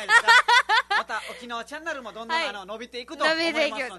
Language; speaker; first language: Japanese; non-native, fluent; Nepali